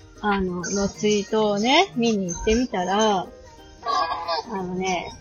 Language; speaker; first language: Japanese; native; Japanese